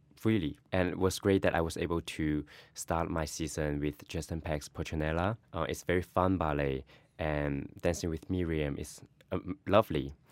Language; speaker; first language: English; non-native, learner; Chinese